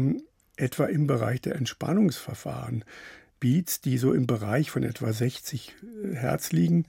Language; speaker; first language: German; native; German